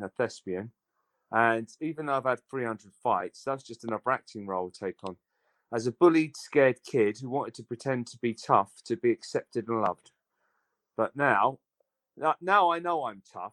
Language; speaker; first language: English; native; English